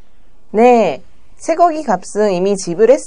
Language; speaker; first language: Korean; non-native, learner; Japanese